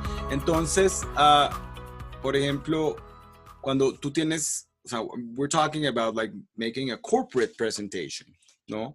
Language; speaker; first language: Spanish; native; Spanish